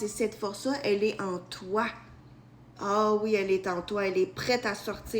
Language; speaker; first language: French; native; French